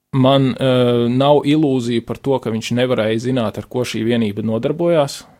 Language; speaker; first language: Latvian; native; Latvian